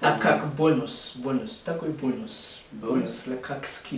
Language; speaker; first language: Russian; non-native, learner; English